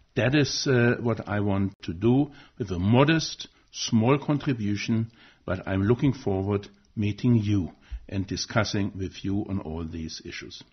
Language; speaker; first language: English; non-native, fluent; German